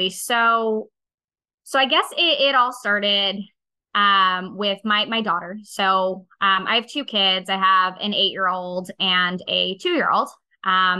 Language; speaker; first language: English; native; English